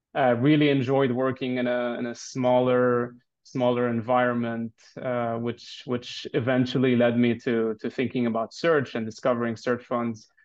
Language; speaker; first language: English; non-native, fluent; Arabic